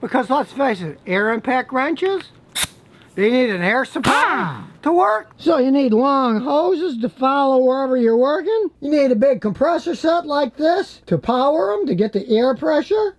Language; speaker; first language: English; native; English